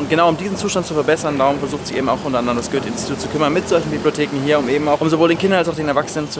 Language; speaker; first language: German; native; German